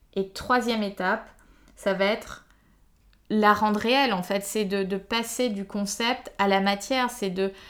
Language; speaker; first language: French; native; French